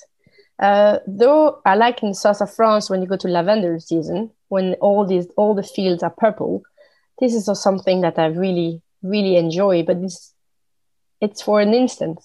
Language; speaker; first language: English; non-native, fluent; French